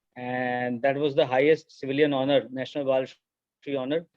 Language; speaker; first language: English; non-native, local second language; Hindi